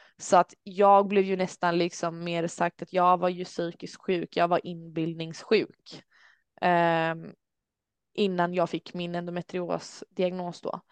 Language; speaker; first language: Swedish; early bilingual, other home language; Albanian